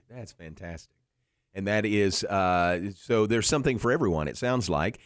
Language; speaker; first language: English; native; English